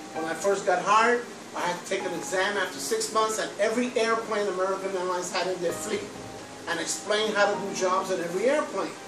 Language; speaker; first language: English; early bilingual, other home language; Spanish